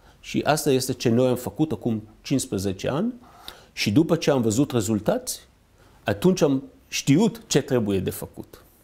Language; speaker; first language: Romanian; non-native, fluent; Hebrew